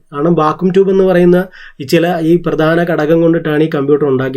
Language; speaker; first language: Malayalam; native; Malayalam